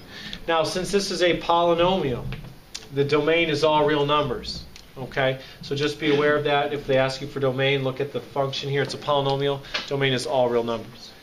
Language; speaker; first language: English; native; English